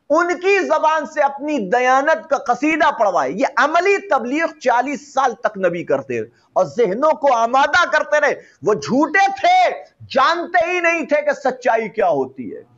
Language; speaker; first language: Hindi; native; Hindi